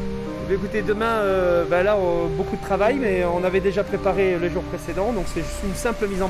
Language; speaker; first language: French; native; French